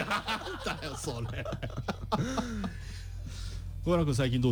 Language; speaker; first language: Japanese; native; Japanese